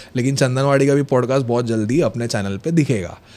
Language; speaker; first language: Hindi; non-native, local second language; Marathi